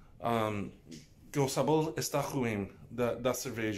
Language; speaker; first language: Portuguese; non-native, learner; English